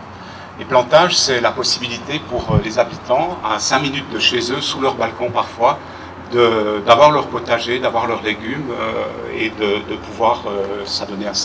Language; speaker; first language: French; native; French